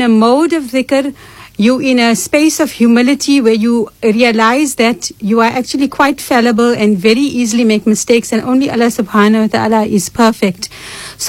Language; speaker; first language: English; native; English